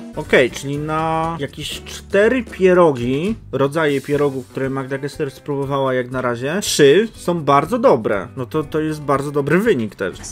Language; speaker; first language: Polish; native; Polish